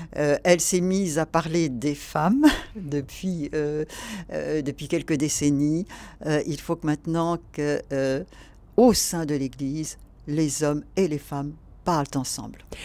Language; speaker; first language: French; native; French